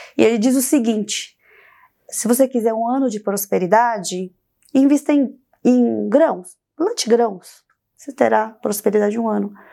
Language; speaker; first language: Portuguese; early bilingual, other home language; Korean